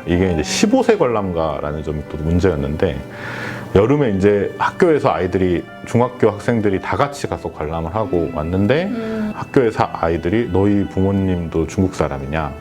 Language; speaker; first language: Korean; native; Korean